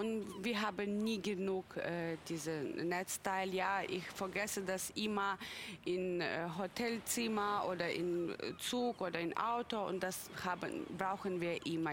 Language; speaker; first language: German; non-native, learner; Russian